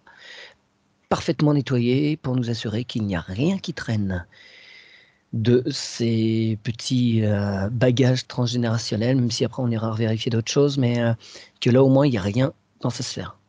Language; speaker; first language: French; native; French